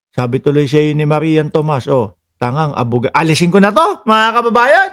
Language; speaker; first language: Filipino; native; Filipino